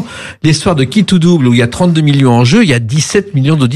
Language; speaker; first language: French; native; French